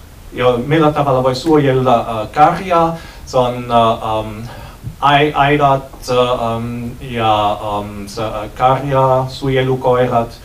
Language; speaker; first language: Finnish; non-native, learner; German